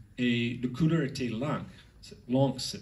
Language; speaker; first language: French; non-native, learner; English